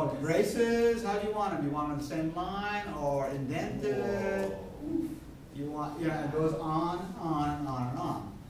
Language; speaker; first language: English; non-native, fluent; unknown